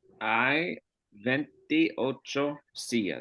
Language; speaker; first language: Spanish; non-native, learner; English